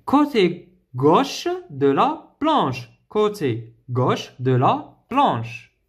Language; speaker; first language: French; non-native, local second language; Arabic